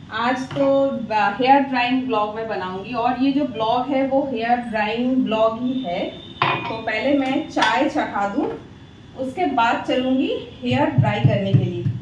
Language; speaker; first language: Hindi; native; Hindi